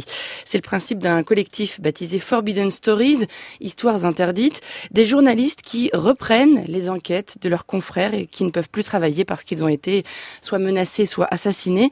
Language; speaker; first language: French; native; French